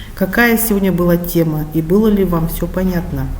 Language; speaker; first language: Russian; non-native, local second language; Kazakh